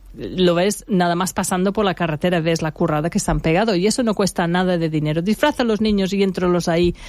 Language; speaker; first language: Spanish; non-native, fluent; English